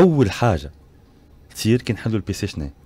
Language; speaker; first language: Arabic; native; Arabic